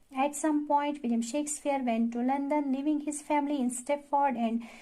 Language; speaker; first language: English; non-native, local second language; Hindi